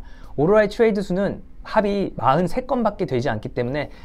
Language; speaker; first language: Korean; native; Korean